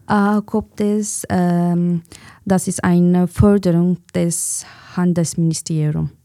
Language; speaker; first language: German; non-native, fluent; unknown